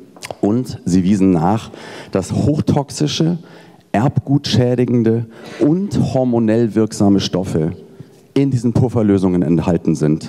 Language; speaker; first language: German; native; German